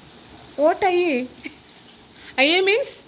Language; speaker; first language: English; non-native, learner; Malayalam